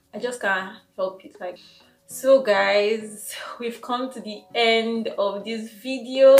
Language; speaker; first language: English; non-native, local second language; Igbo